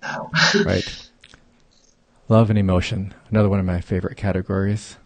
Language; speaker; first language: English; native; English